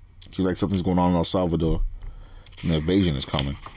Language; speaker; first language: English; native; English